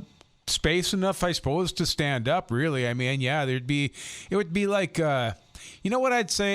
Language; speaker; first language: English; native; English